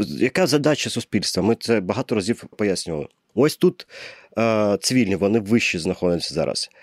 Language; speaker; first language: Ukrainian; non-native, local second language; Russian